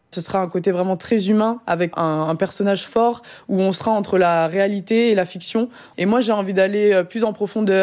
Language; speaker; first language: French; native; French